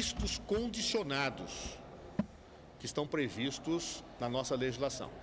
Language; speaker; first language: Portuguese; native; Portuguese